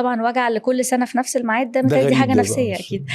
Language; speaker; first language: Arabic; native; Arabic